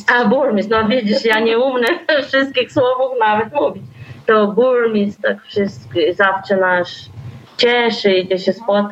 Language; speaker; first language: Polish; early bilingual, heritage; Polish